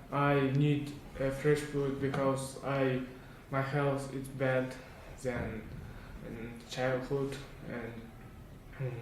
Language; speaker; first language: English; non-native, learner; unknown